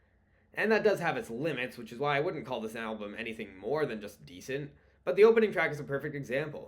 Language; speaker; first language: English; native; English